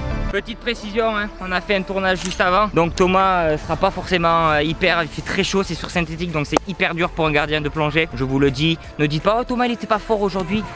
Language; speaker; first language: French; native; French